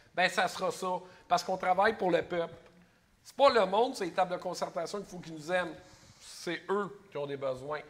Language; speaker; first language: French; native; French